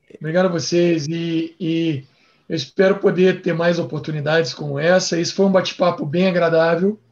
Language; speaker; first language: Portuguese; native; Portuguese